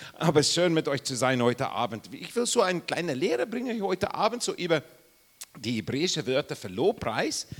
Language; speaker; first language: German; non-native, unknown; English